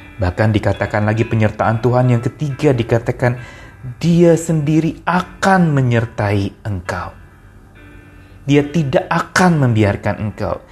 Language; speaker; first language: Indonesian; native; Indonesian